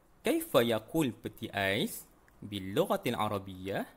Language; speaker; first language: Arabic; non-native, fluent; Malay